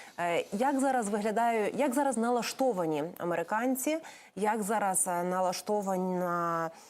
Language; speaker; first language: Ukrainian; native; Ukrainian